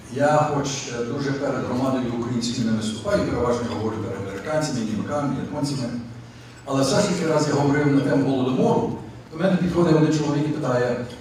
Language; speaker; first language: Ukrainian; early bilingual, other home language; English